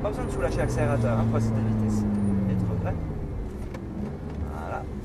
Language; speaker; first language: French; native; French